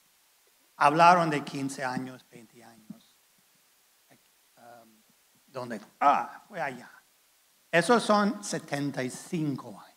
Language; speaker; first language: Spanish; non-native, fluent; English